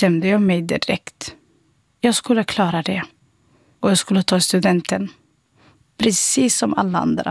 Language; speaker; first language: Swedish; non-native, fluent; Somali